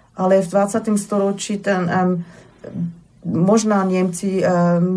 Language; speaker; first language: Slovak; non-native, fluent; German